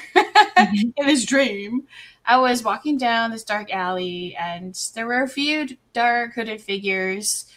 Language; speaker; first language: English; non-native, local second language; Filipino